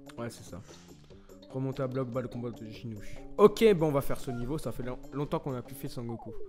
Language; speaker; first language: French; native; French